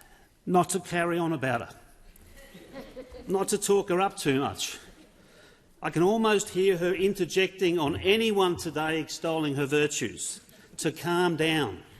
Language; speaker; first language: English; native; English